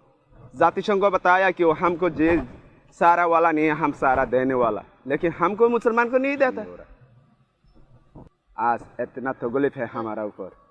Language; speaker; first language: Hindi; non-native, learner; Rohingya